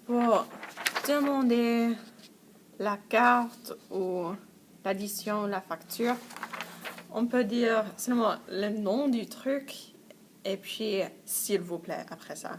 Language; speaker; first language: French; non-native, fluent; English